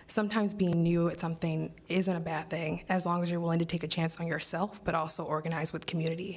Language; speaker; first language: English; native; English